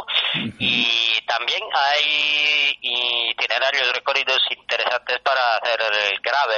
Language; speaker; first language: Spanish; non-native, fluent; Italian